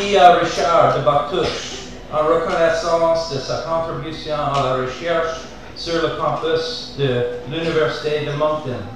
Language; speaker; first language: French; non-native, fluent; English